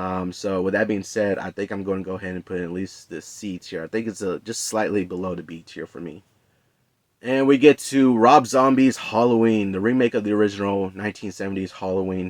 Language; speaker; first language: English; native; English